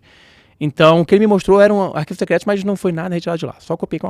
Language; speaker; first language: Portuguese; native; Portuguese